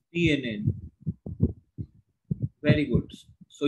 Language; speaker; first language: Spanish; non-native, learner; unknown